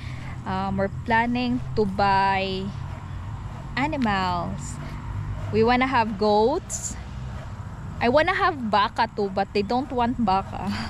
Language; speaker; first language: English; non-native, local second language; Cebuano